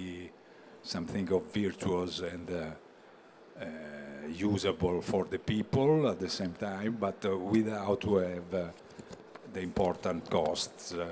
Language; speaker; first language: English; non-native, learner; Italian